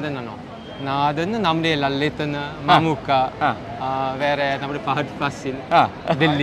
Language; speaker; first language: Malayalam; non-native, learner; Chinese